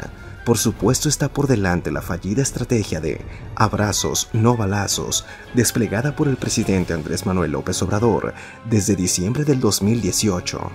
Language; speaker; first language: Spanish; native; Spanish